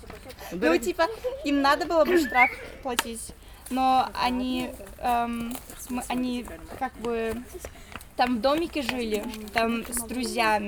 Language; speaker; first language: Russian; early bilingual, heritage; Russian